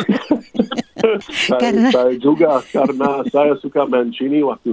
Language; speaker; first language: Indonesian; non-native, fluent; English